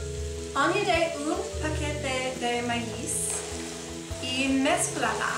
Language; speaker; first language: Spanish; non-native, learner; English